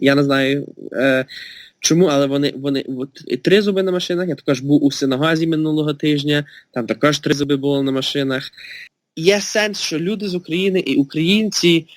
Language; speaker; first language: Ukrainian; early bilingual, heritage; Ukrainian